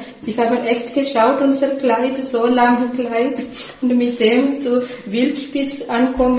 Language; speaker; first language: German; non-native, learner; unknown